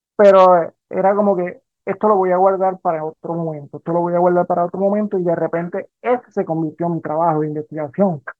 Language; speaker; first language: Spanish; native; Spanish